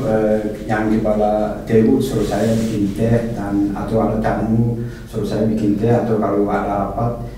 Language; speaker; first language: Indonesian; non-native, fluent; Arabic